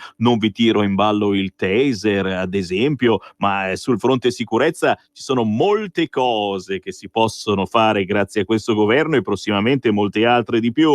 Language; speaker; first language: Italian; native; Italian